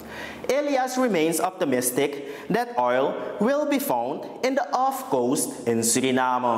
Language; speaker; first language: English; non-native, local second language; Dutch